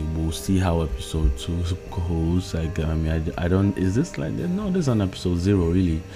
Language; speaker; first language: English; non-native, local second language; Akan